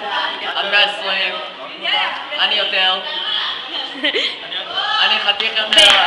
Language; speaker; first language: Hebrew; native; Hebrew